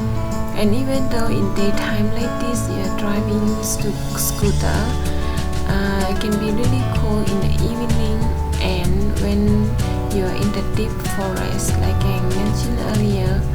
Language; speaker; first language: English; non-native, learner; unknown